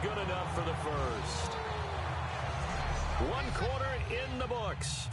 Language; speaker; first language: English; native; English